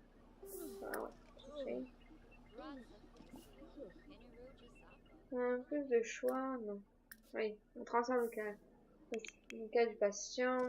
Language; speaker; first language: French; native; French